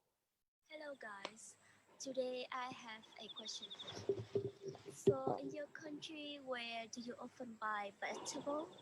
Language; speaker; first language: English; non-native, learner; Vietnamese